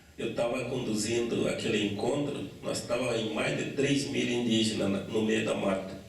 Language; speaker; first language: Portuguese; non-native, local second language; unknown